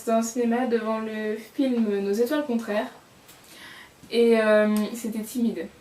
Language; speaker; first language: French; native; French